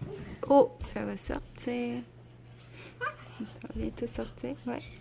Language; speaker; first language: French; native; French